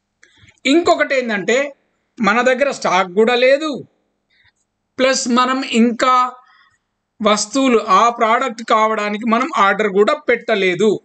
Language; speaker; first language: Telugu; native; Telugu